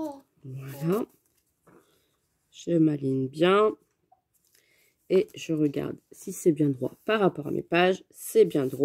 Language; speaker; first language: French; native; French